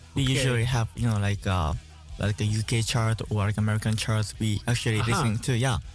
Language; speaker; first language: English; non-native, learner; Japanese